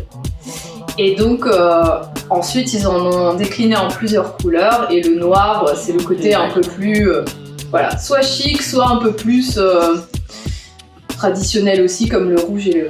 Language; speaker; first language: French; native; French